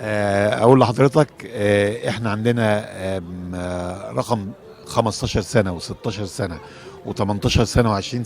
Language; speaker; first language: Arabic; native; Arabic